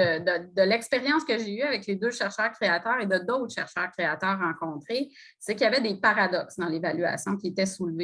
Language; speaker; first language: French; native; French